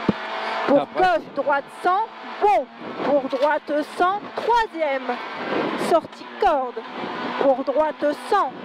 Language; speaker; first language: French; native; French